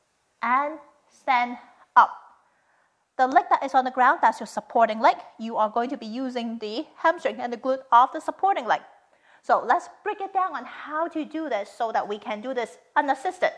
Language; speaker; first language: English; non-native, fluent; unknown